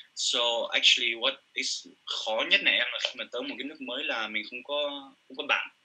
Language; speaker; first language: Vietnamese; early bilingual, heritage; Vietnamese